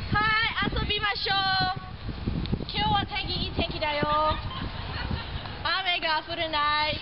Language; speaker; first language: Japanese; non-native, learner; English